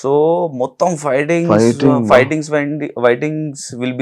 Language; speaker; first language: Telugu; non-native, local second language; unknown